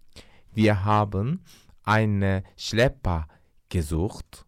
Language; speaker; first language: German; non-native, learner; Turkish